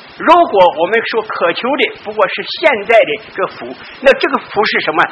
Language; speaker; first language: Chinese; native; Chinese